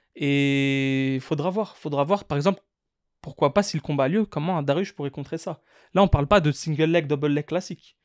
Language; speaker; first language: French; native; French